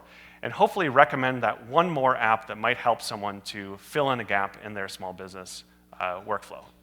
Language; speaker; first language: English; native; English